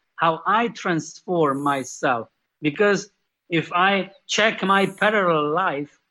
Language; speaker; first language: English; non-native, fluent; Slovenian